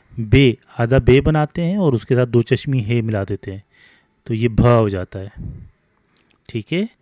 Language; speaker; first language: Urdu; native; Urdu